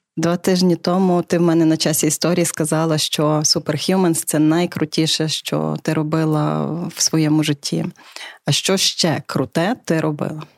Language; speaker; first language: Ukrainian; native; Ukrainian